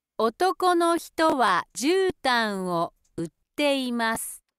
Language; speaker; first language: Japanese; native; Japanese